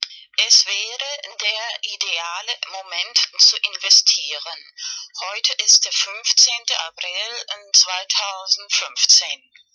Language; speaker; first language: German; non-native, learner; Spanish